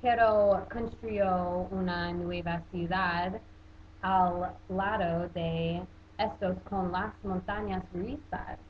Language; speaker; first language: Spanish; non-native, learner; English